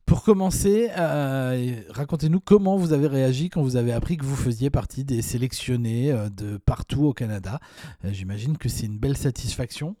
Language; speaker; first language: French; native; French